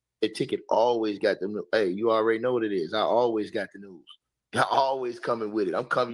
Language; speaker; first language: English; native; English